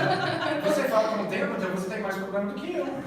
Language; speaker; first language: Portuguese; non-native, fluent; English